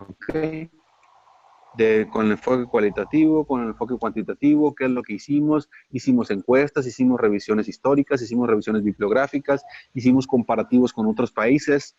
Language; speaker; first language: Spanish; native; Spanish